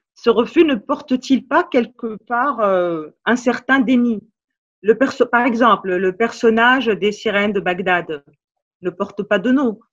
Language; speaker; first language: French; non-native, local second language; Arabic